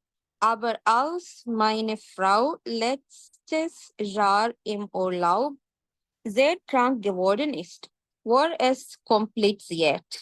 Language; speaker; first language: German; non-native, learner; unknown